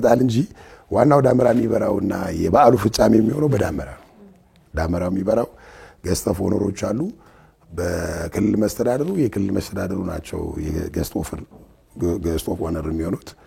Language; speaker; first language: Amharic; non-native, local second language; Tigrinya